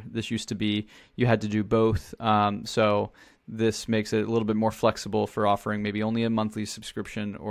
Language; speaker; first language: English; native; English